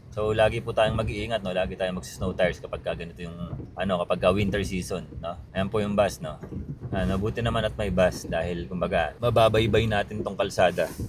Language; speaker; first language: Filipino; native; Filipino